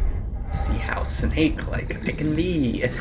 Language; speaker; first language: English; native; English